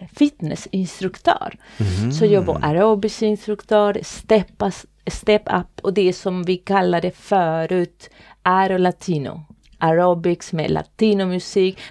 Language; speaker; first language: Swedish; non-native, fluent; Spanish